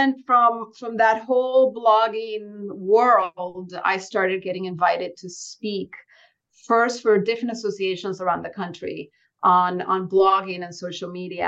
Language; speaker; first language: English; early bilingual, other home language; Spanish